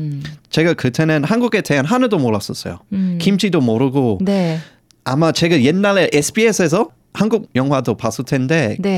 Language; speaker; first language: Korean; non-native, fluent; English